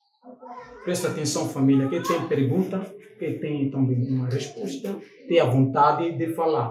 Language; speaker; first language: Portuguese; non-native, learner; Lingala